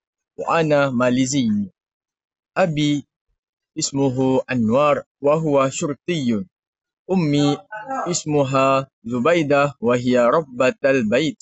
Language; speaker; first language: Arabic; non-native, learner; Malay